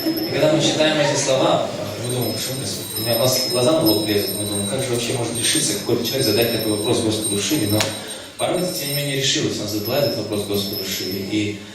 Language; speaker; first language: Russian; native; Russian